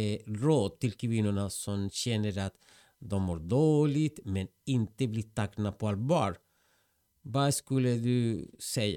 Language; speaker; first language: Swedish; non-native, fluent; Spanish